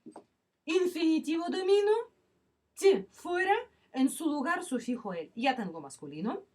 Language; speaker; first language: Spanish; non-native, fluent; Russian